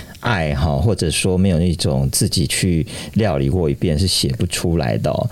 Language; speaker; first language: Chinese; native; Chinese